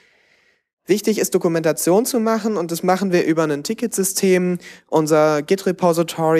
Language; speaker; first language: German; native; German